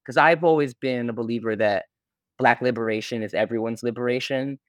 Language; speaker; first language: English; native; English